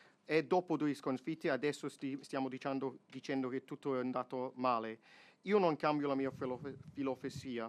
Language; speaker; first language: Italian; non-native, fluent; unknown